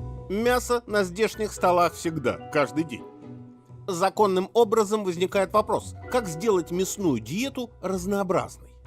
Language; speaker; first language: Russian; native; Russian